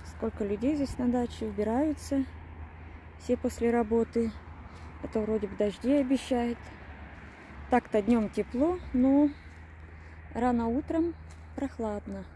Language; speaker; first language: Russian; native; Russian